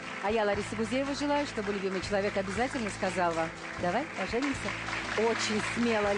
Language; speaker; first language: Russian; native; Russian